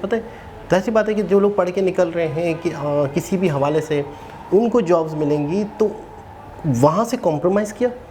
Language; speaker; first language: Urdu; native; Urdu